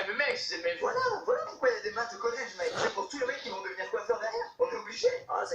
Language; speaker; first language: French; native; French